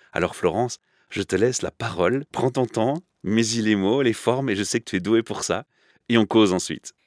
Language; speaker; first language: French; native; French